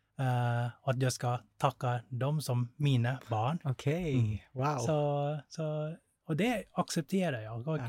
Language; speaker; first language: Swedish; non-native, fluent; Thai